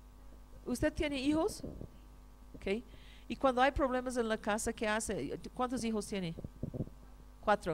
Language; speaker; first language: Spanish; non-native, fluent; English